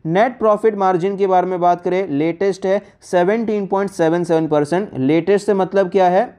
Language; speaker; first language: Hindi; native; Hindi